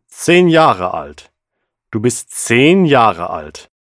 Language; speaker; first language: German; non-native, fluent; Russian